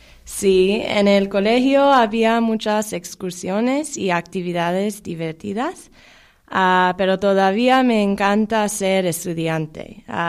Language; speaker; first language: Spanish; non-native, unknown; Persian